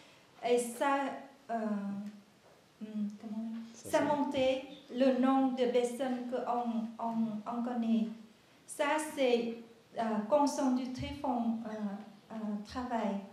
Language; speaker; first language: French; non-native, learner; Vietnamese